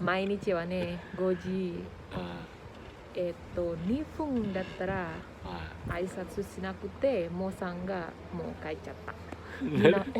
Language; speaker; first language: Japanese; non-native, learner; Indonesian